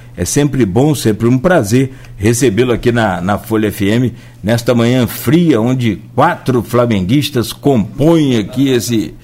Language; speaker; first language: Portuguese; native; Portuguese